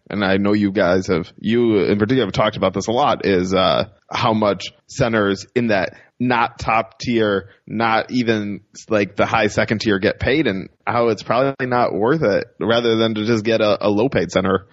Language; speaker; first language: English; native; English